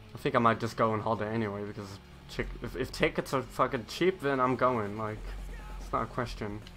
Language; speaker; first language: English; native; English